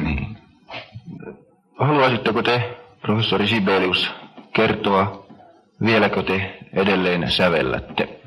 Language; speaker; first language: Finnish; native; Finnish